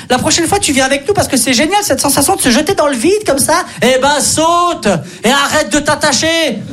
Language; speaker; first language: French; non-native, local second language; Arabic